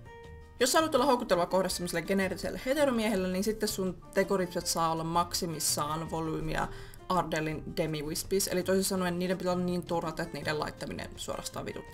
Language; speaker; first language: Finnish; native; Finnish